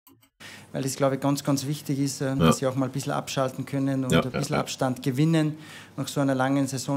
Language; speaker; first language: German; native; German